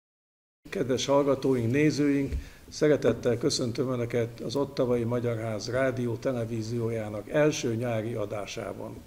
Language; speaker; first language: Hungarian; native; Hungarian